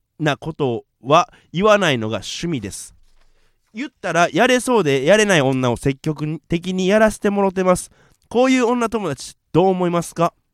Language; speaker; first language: Japanese; native; Japanese